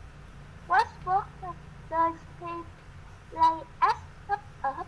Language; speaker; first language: English; non-native, learner; Vietnamese